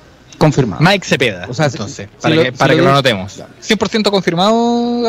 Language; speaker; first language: Spanish; native; Spanish